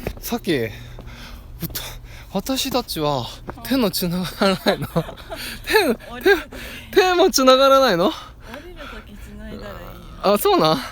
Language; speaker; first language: Japanese; non-native, fluent; Korean